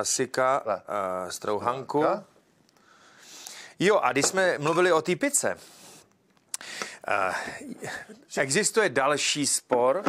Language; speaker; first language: Czech; native; Czech